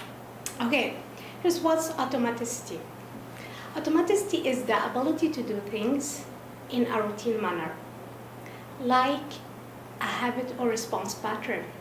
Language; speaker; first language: English; non-native, fluent; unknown